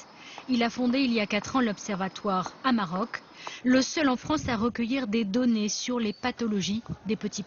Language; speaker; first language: French; native; French